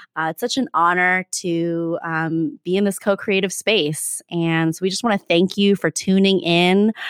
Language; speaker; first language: English; native; English